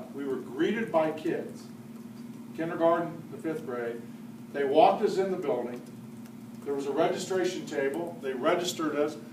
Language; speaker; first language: English; native; English